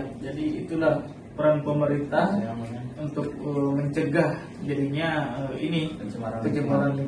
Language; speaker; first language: Indonesian; native; Indonesian